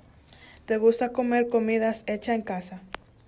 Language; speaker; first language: Spanish; early bilingual, heritage; Spanish